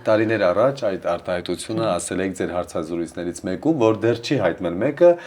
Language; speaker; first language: Armenian; native; Armenian